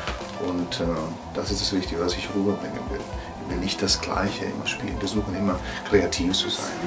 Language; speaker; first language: German; non-native, fluent; Italian